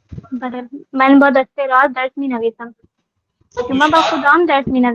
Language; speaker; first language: Persian; non-native, learner; Urdu